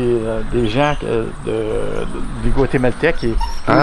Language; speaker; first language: French; native; French